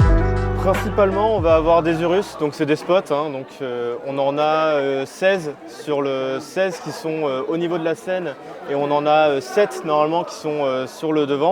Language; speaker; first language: French; native; French